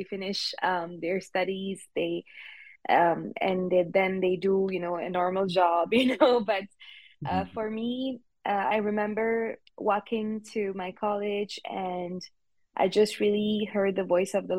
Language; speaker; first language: English; non-native, fluent; French